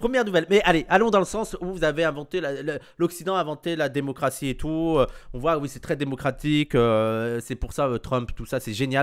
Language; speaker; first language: French; native; French